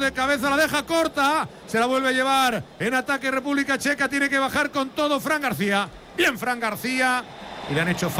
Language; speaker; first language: Spanish; native; Spanish